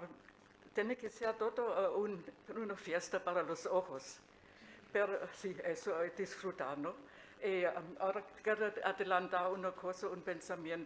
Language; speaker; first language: Spanish; non-native, fluent; German